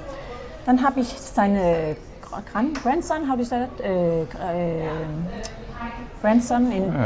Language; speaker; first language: German; non-native, fluent; Danish